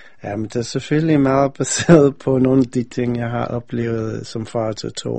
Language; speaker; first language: Danish; non-native, fluent; English